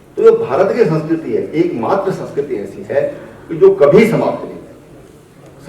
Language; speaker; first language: Hindi; native; Hindi